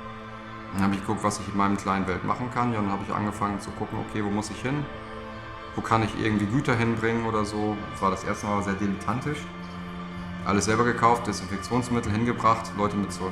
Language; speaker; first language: German; native; German